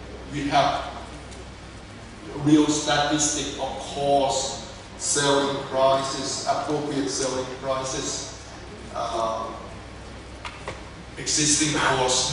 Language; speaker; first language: English; non-native, fluent; Thai